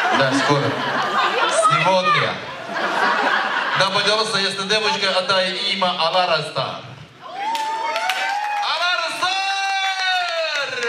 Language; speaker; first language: Russian; non-native, learner; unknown